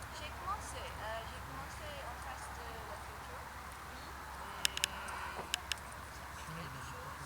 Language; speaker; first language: French; non-native, learner; English